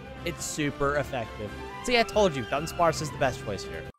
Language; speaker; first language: English; native; English